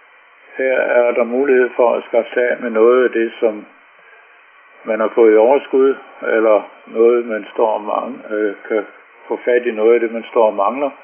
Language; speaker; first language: Danish; native; Danish